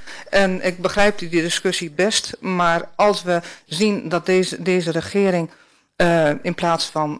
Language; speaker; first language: Dutch; native; Dutch